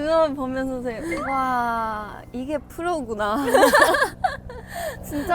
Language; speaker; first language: Korean; non-native, fluent; Chinese